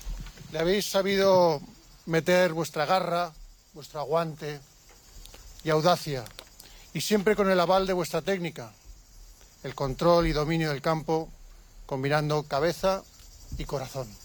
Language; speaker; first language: Spanish; native; Spanish